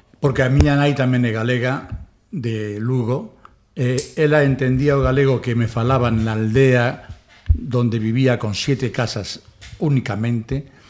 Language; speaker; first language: Galician; non-native, local second language; Spanish